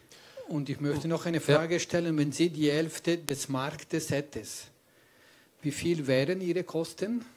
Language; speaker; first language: German; non-native, fluent; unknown